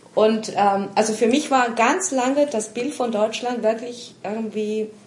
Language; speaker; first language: German; non-native, fluent; Spanish